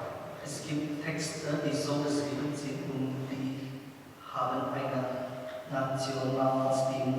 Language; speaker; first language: German; non-native, learner; Indonesian